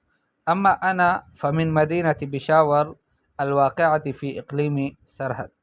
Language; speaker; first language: Arabic; non-native, fluent; Urdu